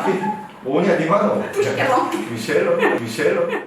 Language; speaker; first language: Indonesian; non-native, learner; Korean